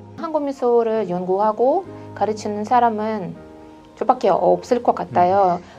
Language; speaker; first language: Korean; non-native, fluent; Russian